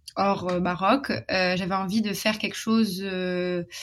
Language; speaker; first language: French; non-native, local second language; Arabic